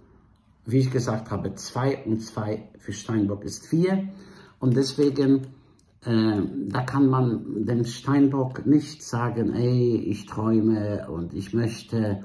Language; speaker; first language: German; non-native, fluent; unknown